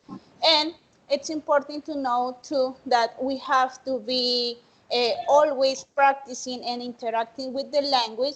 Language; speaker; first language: English; non-native, learner; Spanish